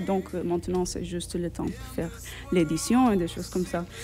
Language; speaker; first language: French; non-native, fluent; Portuguese